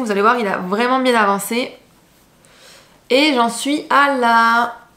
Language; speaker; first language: French; native; French